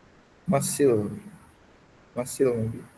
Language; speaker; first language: English; non-native, learner; Indonesian